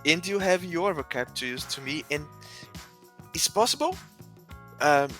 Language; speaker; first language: English; non-native, learner; Portuguese